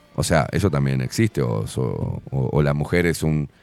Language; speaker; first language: Spanish; native; Spanish